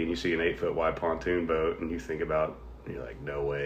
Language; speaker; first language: English; native; English